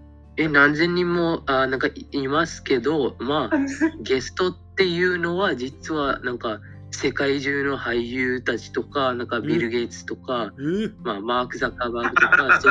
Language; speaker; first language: Japanese; non-native, fluent; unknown